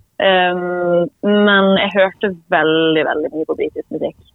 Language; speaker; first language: Norwegian; native; Norwegian